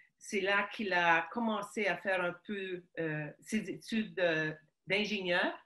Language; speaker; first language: French; early bilingual, other home language; Ukrainian